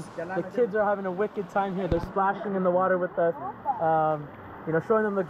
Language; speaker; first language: English; native; English